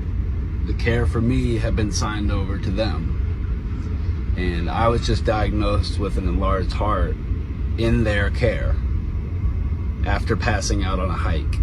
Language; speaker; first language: English; native; English